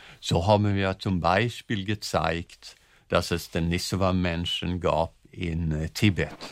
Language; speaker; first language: German; non-native, fluent; Swedish